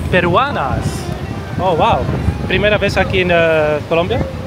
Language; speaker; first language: Spanish; non-native, learner; Arabic